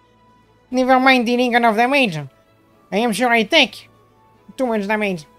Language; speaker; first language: English; non-native, fluent; French